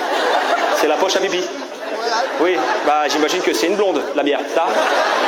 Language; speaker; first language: French; native; French